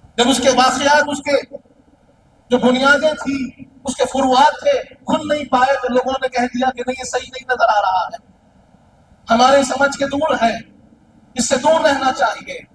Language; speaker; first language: Urdu; native; Urdu